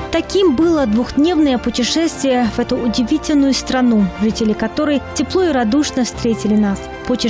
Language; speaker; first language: Russian; native; Russian